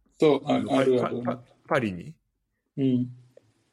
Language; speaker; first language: Japanese; non-native, fluent; French